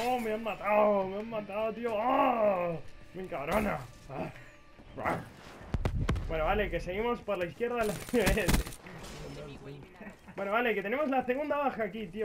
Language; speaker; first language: Spanish; native; Spanish